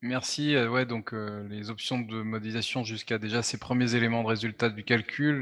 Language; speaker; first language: French; native; French